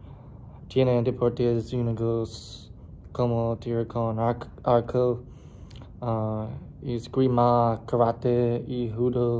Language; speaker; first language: Spanish; non-native, learner; English